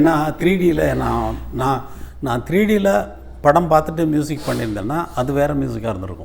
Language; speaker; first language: Tamil; native; Tamil